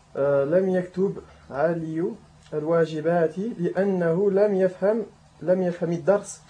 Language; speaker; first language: Arabic; non-native, learner; French